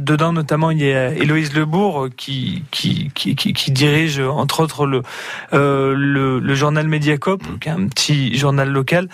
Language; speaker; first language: French; native; French